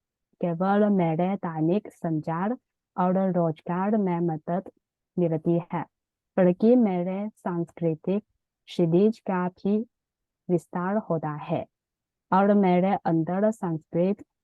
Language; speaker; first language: Hindi; non-native, learner; Chinese